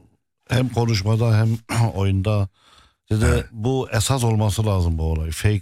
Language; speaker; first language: Turkish; early bilingual, heritage; Turkish